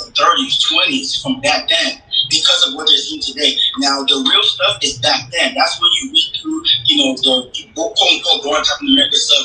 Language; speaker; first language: English; early bilingual, other home language; Igbo